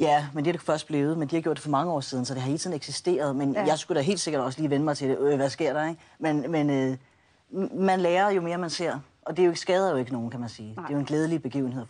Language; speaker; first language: Danish; native; Danish